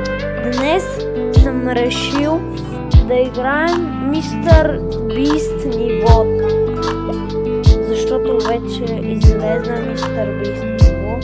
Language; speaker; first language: Bulgarian; native; Bulgarian